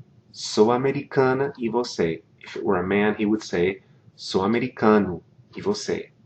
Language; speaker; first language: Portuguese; non-native, fluent; English